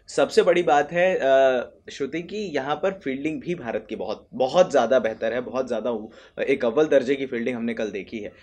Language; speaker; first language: Hindi; native; Hindi